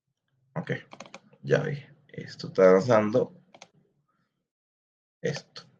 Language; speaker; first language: Spanish; native; Spanish